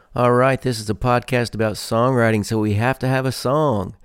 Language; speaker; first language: English; native; English